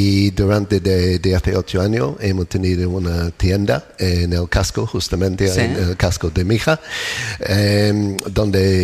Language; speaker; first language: Spanish; non-native, learner; English